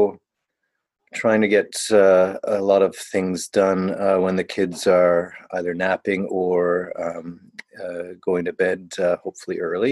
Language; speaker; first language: English; native; English